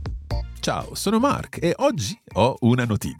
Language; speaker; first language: Italian; non-native, fluent; English